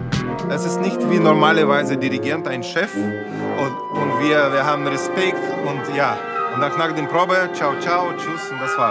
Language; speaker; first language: German; non-native, fluent; Russian